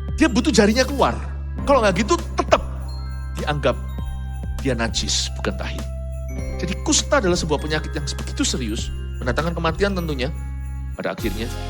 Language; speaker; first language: Indonesian; native; Indonesian